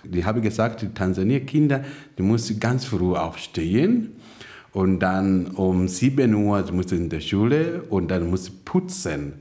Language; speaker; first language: German; non-native, fluent; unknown